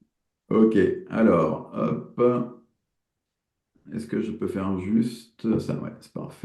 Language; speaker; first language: French; native; French